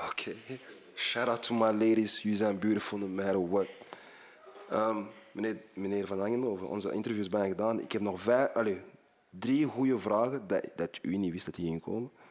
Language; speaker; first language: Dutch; early bilingual, other home language; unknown